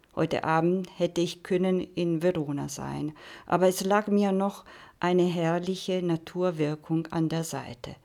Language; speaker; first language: German; non-native, fluent; Italian